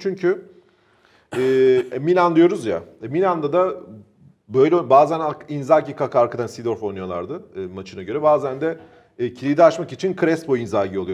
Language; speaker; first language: Turkish; native; Turkish